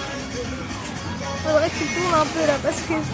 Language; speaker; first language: French; native; French